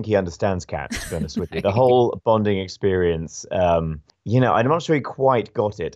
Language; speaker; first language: English; native; English